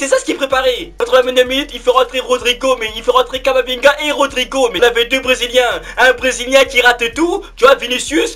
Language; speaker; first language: French; native; French